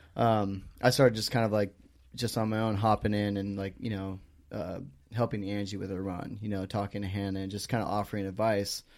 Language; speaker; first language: English; native; English